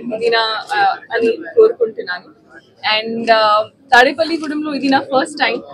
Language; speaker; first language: Telugu; non-native, learner; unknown